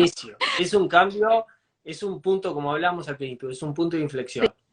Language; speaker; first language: Spanish; native; Spanish